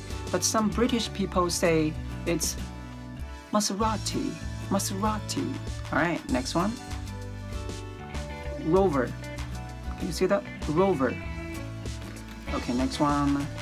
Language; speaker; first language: English; non-native, fluent; Chinese